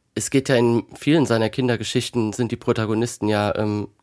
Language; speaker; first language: German; native; German